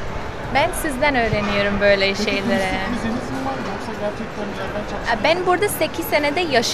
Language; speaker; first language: Turkish; non-native, learner; English